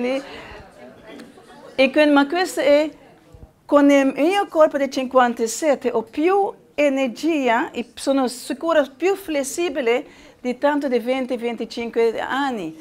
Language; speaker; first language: Italian; non-native, learner; Spanish